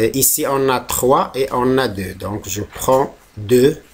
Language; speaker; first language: French; non-native, local second language; Arabic